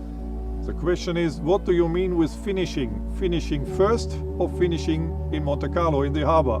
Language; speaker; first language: English; non-native, fluent; German